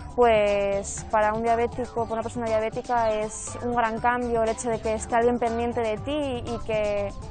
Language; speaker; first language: Spanish; native; Spanish